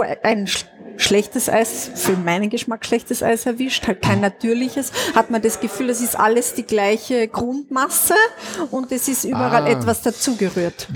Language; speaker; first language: German; native; German